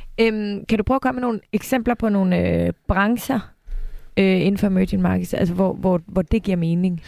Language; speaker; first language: Danish; native; Danish